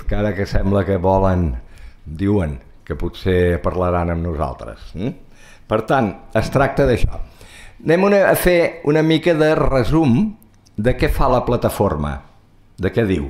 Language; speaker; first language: Catalan; native; Catalan